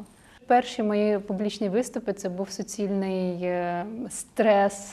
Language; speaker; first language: Ukrainian; non-native, local second language; Russian